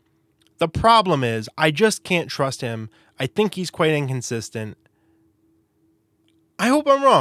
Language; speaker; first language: English; native; English